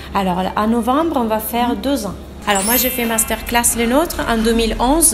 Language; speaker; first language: French; non-native, fluent; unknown